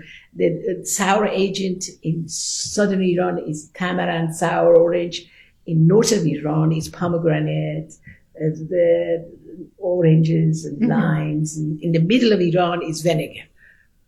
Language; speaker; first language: English; non-native, fluent; Persian